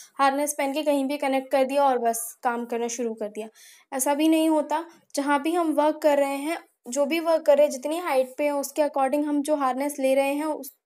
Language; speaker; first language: Hindi; native; Hindi